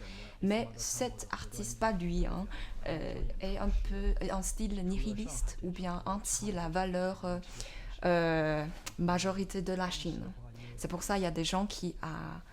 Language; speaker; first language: French; non-native, learner; Chinese